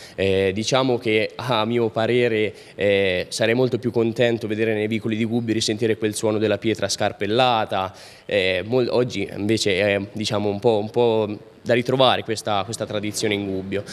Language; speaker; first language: Italian; native; Italian